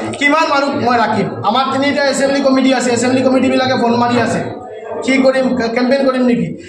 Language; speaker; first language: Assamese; non-native, local second language; Bangla